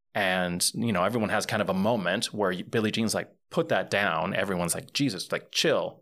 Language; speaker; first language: English; early bilingual, other home language; Spanish